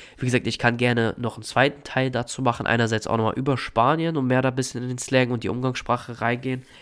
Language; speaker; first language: German; native; German